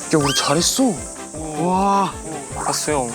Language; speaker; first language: Korean; non-native, learner; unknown